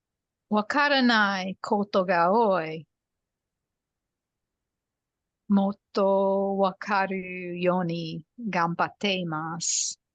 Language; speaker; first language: Japanese; non-native, learner; English